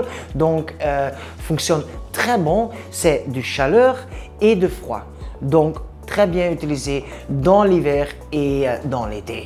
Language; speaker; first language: French; non-native, learner; Spanish